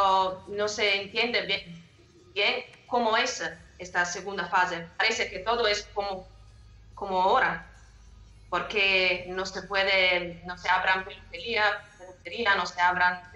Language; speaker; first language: Spanish; non-native, learner; Italian